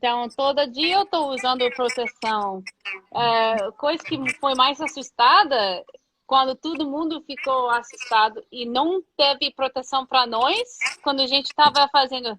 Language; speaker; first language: Portuguese; non-native, fluent; English